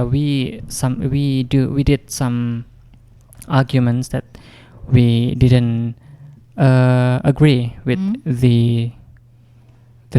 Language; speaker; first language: English; non-native, fluent; Indonesian